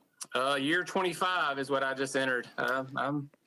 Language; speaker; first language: English; native; English